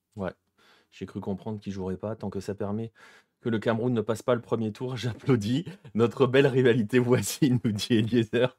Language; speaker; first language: French; native; French